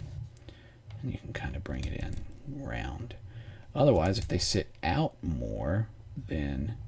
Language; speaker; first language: English; native; English